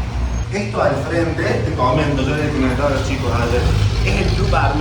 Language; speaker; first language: Spanish; native; Spanish